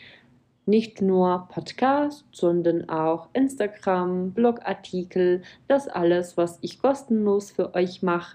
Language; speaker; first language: German; non-native, fluent; Czech